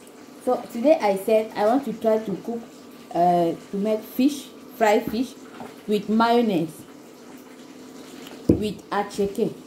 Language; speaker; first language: English; non-native, learner; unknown